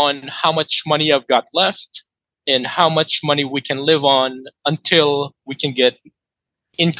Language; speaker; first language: English; non-native, local second language; Filipino